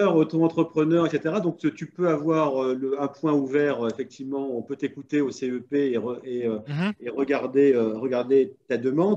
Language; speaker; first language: French; native; French